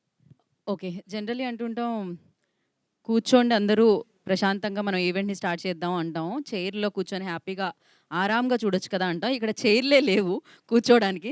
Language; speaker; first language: Telugu; native; Telugu